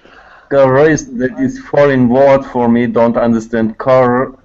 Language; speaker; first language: English; non-native, learner; Tatar